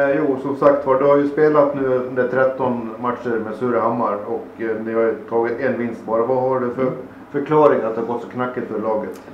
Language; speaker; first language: Swedish; native; Swedish